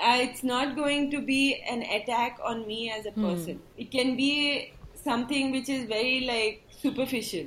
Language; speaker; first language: English; non-native, local second language; Tulu